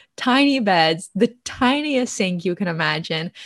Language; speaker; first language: English; native; English